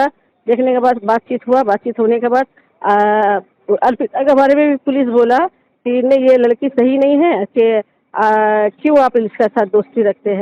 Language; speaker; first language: Hindi; non-native, local second language; Bangla